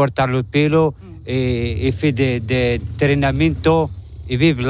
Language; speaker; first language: Spanish; non-native, learner; Arabic